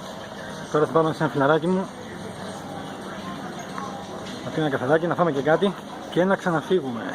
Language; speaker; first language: Greek; native; Greek